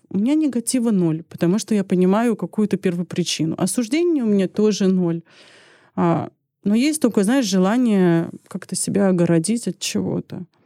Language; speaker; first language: Russian; early bilingual, other home language; Armenian